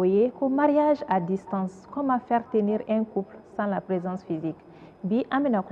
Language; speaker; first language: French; non-native, local second language; Bambara